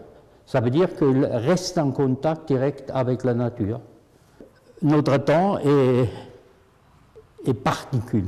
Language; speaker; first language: French; non-native, fluent; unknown